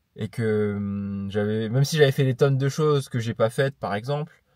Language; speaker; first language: French; native; French